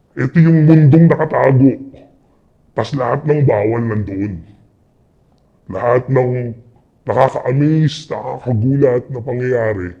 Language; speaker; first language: Filipino; native; Filipino